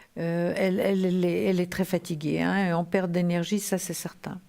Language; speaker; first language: French; native; French